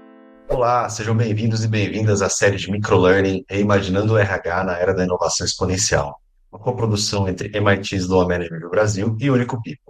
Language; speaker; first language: Portuguese; native; Portuguese